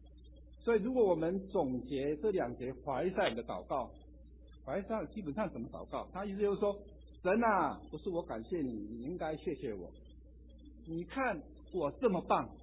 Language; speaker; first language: Chinese; native; Chinese